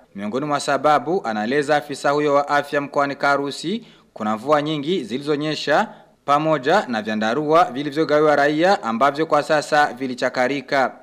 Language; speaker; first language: Swahili; non-native, local second language; Rundi